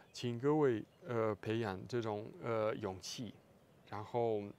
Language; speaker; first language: Chinese; non-native, fluent; Russian